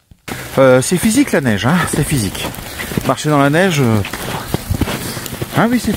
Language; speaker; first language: French; native; French